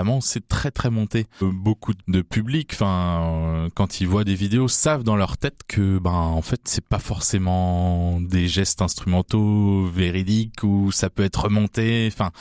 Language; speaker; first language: French; native; French